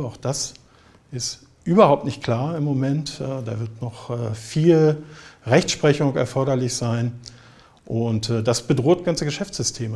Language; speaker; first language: German; native; German